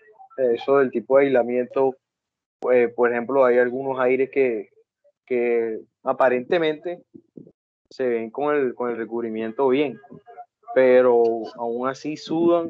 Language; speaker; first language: Spanish; native; Spanish